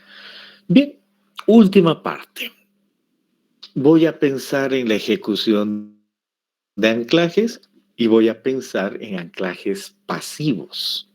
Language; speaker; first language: Spanish; native; Spanish